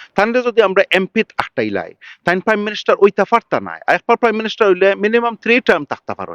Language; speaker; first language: Bangla; early bilingual, heritage; Bangla